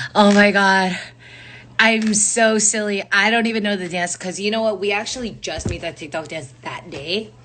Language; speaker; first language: English; early bilingual, other home language; Korean